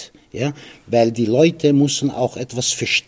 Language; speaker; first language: German; non-native, fluent; Aramaic